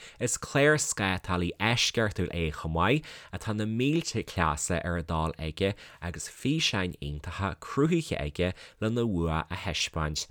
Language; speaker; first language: Irish; native; Irish